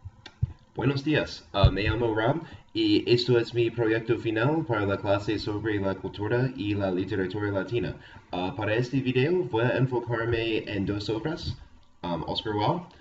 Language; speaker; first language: Spanish; non-native, fluent; English